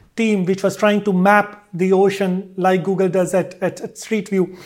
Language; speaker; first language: English; non-native, local second language; Hindi